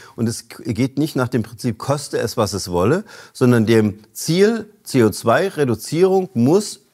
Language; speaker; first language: German; native; German